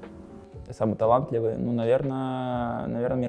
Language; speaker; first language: Russian; native; Russian